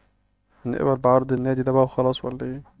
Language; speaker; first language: Arabic; native; Arabic